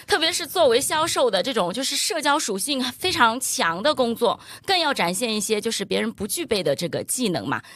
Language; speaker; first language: Chinese; native; Chinese